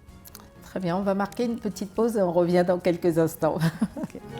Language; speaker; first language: French; native; French